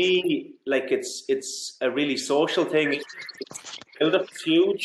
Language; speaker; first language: English; native; English